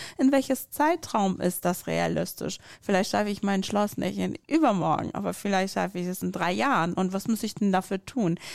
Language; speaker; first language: German; non-native, fluent; Persian